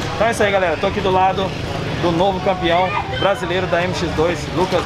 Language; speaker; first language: Portuguese; native; Portuguese